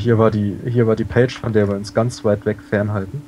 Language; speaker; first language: German; native; German